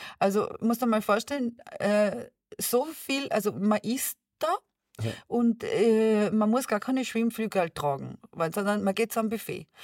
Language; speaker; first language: German; early bilingual, other home language; Serbian